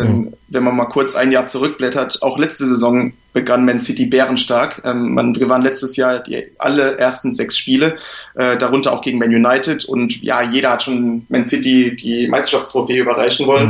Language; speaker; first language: German; native; German